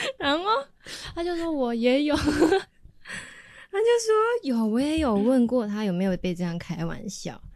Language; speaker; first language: Chinese; native; Chinese